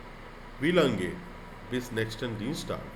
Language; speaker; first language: German; non-native, fluent; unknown